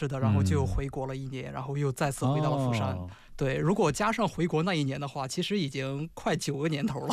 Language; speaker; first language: Chinese; native; Chinese